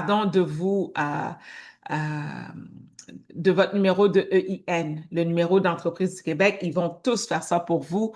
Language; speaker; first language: French; native; French